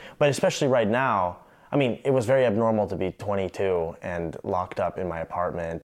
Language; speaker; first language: English; native; English